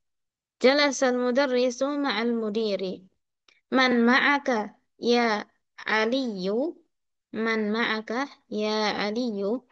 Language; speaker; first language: Arabic; non-native, fluent; Indonesian